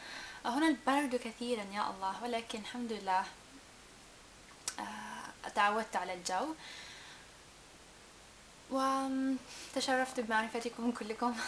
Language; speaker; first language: Arabic; early bilingual, heritage; Italian